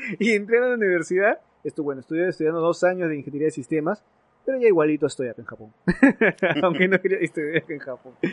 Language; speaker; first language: Spanish; native; Spanish